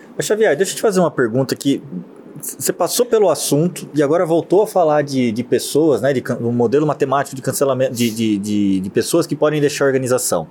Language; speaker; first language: Portuguese; native; Portuguese